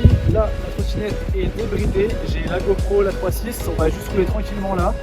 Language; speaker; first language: French; native; French